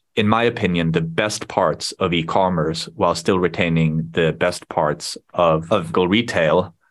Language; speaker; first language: English; non-native, fluent; Swedish